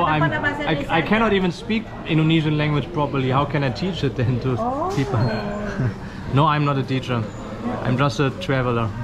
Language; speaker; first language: English; non-native, fluent; German